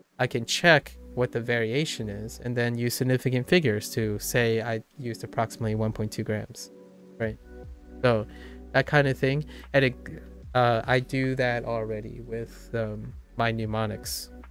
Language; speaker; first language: English; native; English